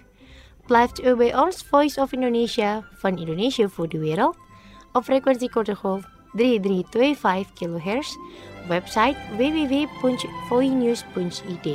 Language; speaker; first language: Dutch; non-native, fluent; Indonesian